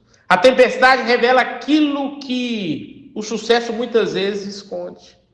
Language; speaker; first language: Portuguese; native; Portuguese